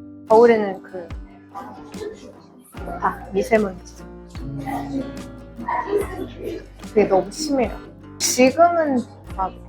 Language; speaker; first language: Korean; non-native, fluent; Mongolian